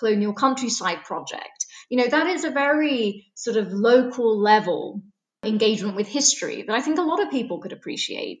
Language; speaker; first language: English; native; English